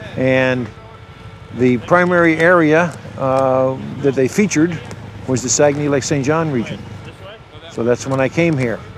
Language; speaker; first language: English; native; English